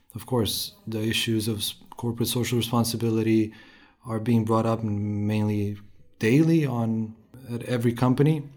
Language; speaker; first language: English; non-native, fluent; Romanian